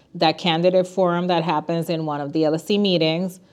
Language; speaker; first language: English; non-native, fluent; Spanish